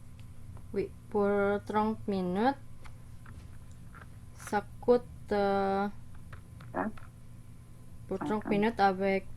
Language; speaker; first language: French; non-native, learner; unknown